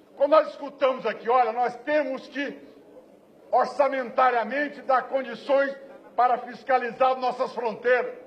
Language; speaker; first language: Portuguese; native; Portuguese